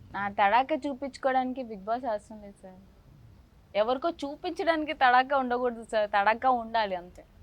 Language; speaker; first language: Telugu; native; Telugu